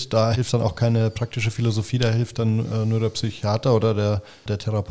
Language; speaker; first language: German; native; German